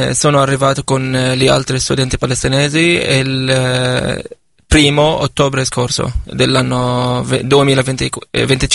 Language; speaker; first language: Italian; non-native, fluent; Arabic